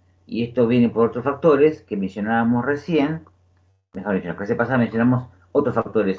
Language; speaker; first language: Spanish; native; Spanish